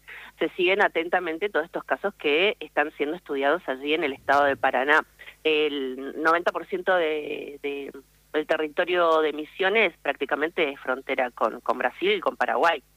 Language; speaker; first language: Spanish; native; Spanish